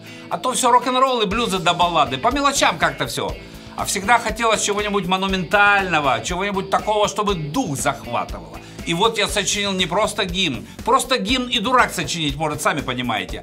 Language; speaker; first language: Russian; native; Russian